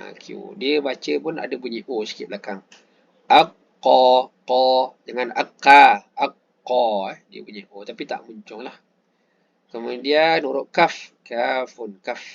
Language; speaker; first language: Malay; native; Malay